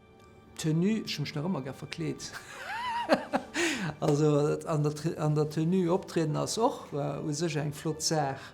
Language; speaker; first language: German; non-native, local second language; Luxembourgish